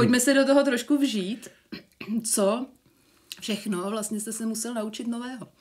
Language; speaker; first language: Czech; native; Czech